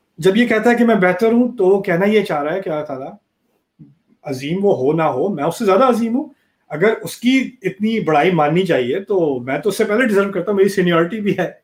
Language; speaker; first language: Urdu; early bilingual, heritage; Urdu